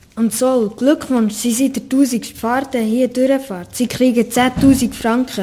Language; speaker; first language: German; native; German